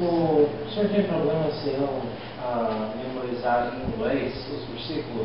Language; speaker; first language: Portuguese; non-native, learner; English